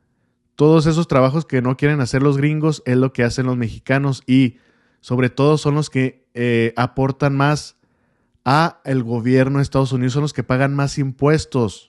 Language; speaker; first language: Spanish; native; Spanish